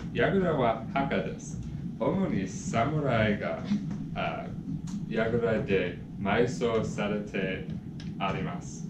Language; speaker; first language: Japanese; non-native, learner; English